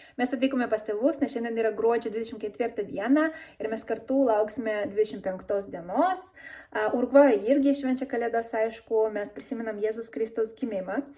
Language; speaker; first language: Lithuanian; early bilingual, other home language; Spanish